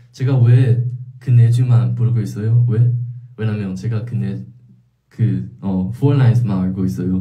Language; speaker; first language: Korean; non-native, fluent; Chinese